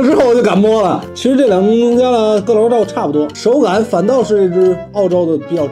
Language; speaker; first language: Chinese; native; Chinese